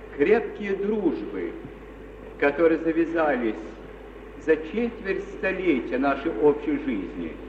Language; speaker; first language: Russian; native; Russian